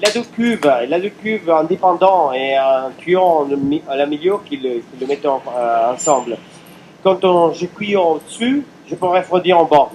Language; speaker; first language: French; non-native, fluent; Italian